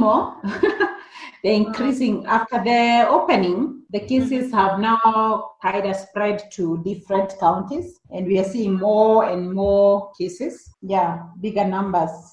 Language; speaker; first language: English; non-native, local second language; Kikuyu